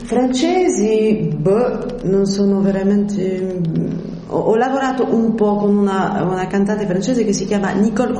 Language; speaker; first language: Italian; early bilingual, heritage; French